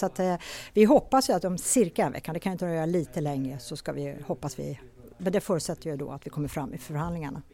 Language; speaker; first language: Swedish; native; Swedish